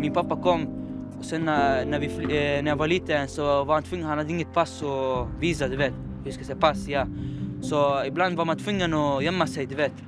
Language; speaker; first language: Swedish; early bilingual, other home language; Arabic